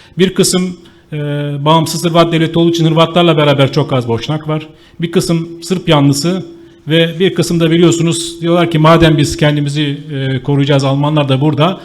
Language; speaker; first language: Turkish; native; Turkish